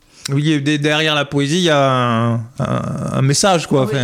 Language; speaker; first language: French; native; French